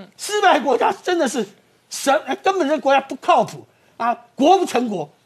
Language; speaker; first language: Chinese; native; Chinese